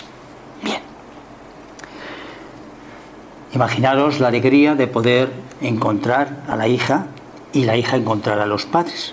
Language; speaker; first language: Spanish; native; Spanish